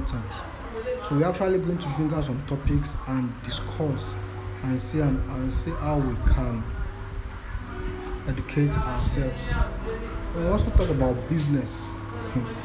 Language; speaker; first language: English; non-native, local second language; Yoruba